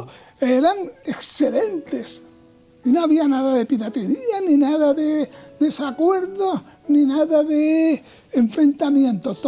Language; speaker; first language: Spanish; native; Spanish